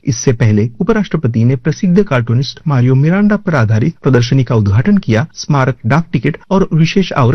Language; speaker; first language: Hindi; native; Hindi